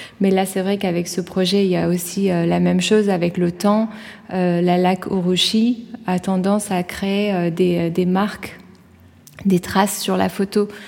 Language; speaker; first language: French; early bilingual, other home language; Persian